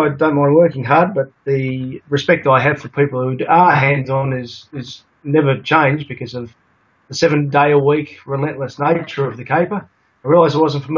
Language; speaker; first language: English; native; English